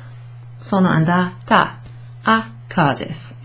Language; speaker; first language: Italian; non-native, fluent; English